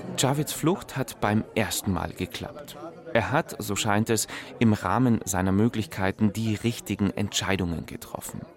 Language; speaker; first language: German; native; German